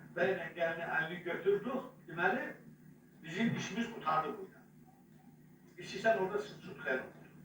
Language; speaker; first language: Azerbaijani; non-native, local second language; Avaric